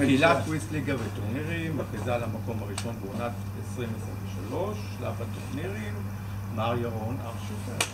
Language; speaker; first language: Hebrew; native; Hebrew